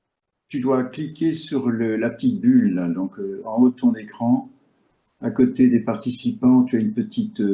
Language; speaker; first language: French; native; French